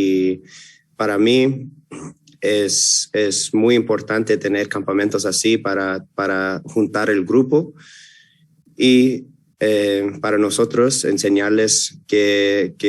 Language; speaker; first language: Spanish; early bilingual, heritage; Spanish